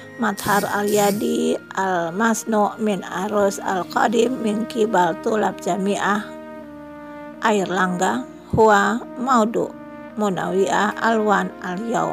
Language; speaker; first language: Arabic; non-native, fluent; Indonesian